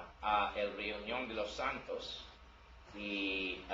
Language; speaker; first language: Spanish; non-native, learner; English